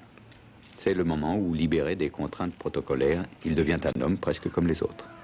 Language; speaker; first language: French; native; French